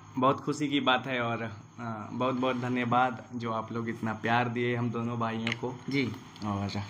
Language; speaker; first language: Hindi; native; Hindi